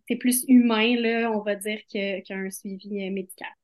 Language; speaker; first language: French; native; French